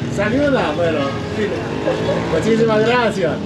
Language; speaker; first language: Spanish; non-native, learner; English